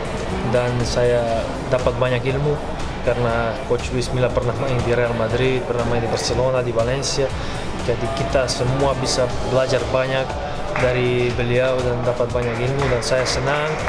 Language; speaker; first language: Indonesian; non-native, fluent; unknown